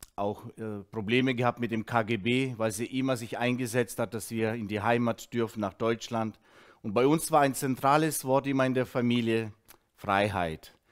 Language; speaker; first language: German; early bilingual, heritage; Russian